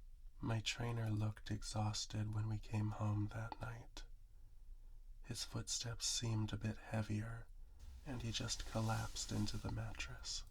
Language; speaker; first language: English; native; English